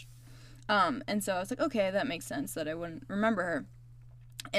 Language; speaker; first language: English; native; English